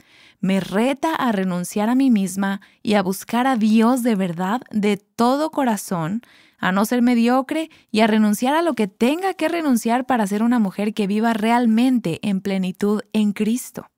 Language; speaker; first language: Spanish; native; Spanish